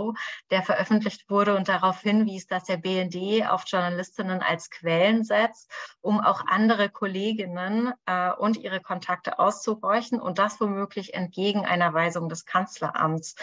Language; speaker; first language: German; native; German